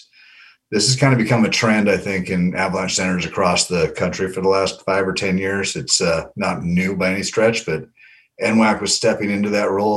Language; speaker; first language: English; native; English